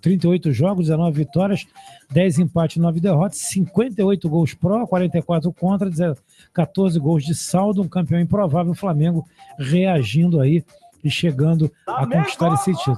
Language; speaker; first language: Portuguese; native; Portuguese